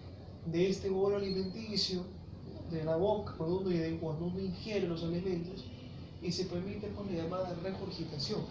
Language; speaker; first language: Spanish; native; Spanish